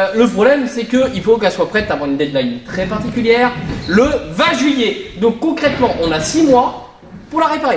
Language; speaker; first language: French; native; French